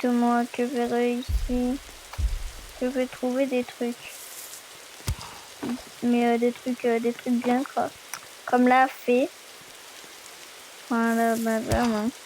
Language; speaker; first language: French; native; French